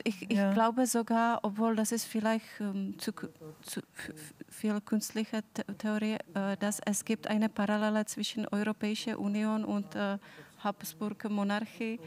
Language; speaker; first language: German; non-native, fluent; Czech